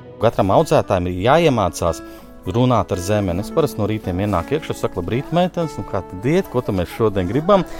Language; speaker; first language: Latvian; native; Latvian